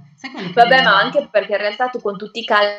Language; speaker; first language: Italian; native; Italian